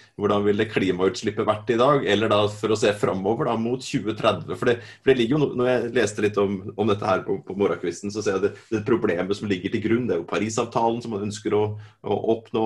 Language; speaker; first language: Norwegian; native; Norwegian